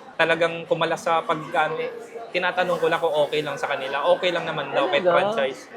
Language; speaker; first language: Filipino; native; Filipino